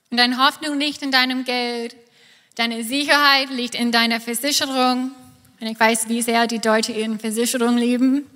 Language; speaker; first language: German; non-native, fluent; English